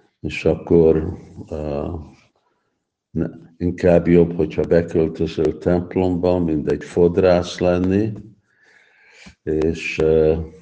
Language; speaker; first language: Hungarian; early bilingual, heritage; Hungarian